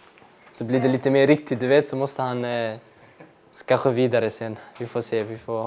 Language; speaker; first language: Swedish; early bilingual, other home language; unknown